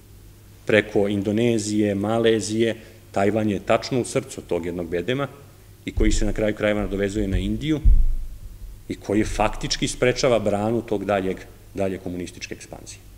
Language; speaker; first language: Serbian; native; Serbian